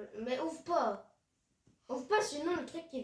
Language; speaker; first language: French; native; French